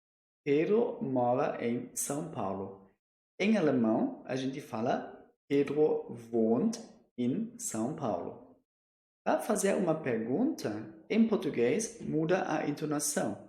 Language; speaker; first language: Portuguese; non-native, fluent; German